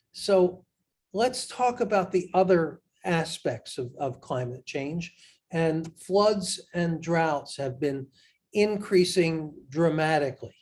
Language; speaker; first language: English; native; English